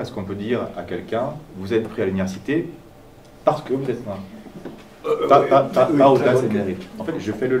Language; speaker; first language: French; native; French